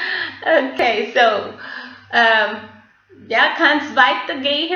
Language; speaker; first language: German; non-native, fluent; English